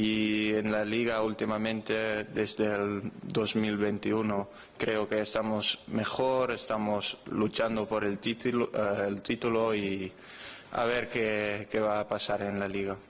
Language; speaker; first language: Spanish; non-native, fluent; Dutch